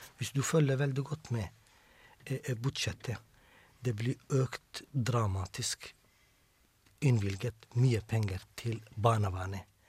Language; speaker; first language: Norwegian; non-native, fluent; Somali